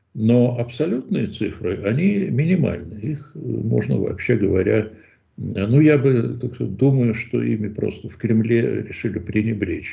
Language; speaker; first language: Russian; native; Russian